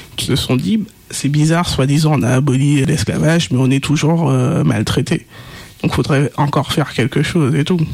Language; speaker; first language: French; native; French